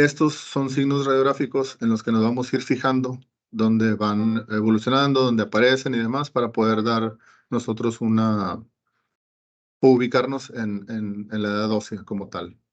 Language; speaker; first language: Spanish; native; Spanish